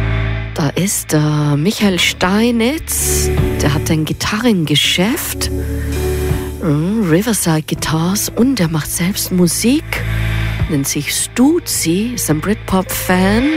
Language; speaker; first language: German; native; German